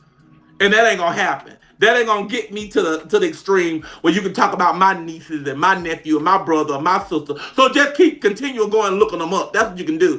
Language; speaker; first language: English; native; English